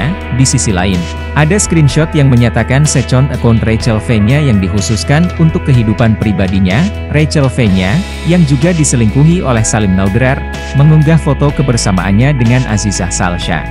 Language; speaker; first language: Indonesian; native; Indonesian